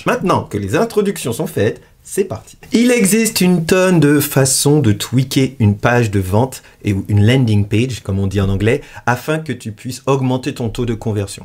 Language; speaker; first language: French; native; French